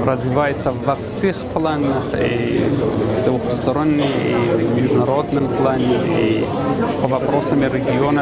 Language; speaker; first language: Russian; non-native, fluent; Persian